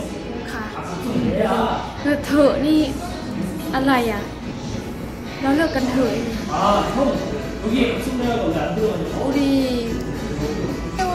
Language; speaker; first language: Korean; non-native, learner; Thai